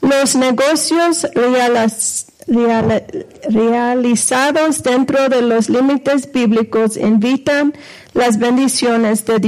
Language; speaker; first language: Spanish; non-native, fluent; English